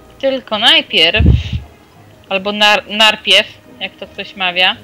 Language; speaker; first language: Polish; native; Polish